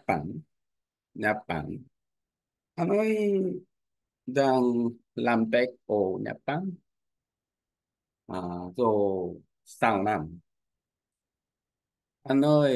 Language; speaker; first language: Vietnamese; non-native, learner; Korean